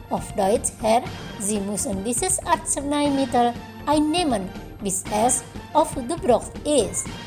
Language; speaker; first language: German; non-native, fluent; Indonesian